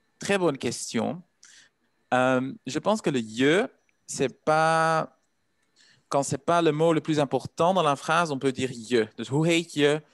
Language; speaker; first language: French; non-native, fluent; Dutch